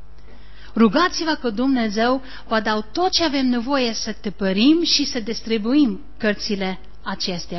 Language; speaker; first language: Romanian; non-native, learner; English